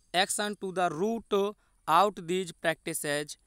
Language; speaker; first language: Hindi; native; Hindi